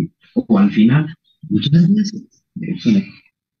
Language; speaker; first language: Spanish; non-native, local second language; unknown